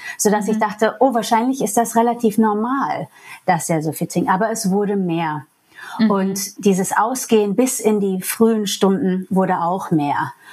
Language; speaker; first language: German; non-native, fluent; English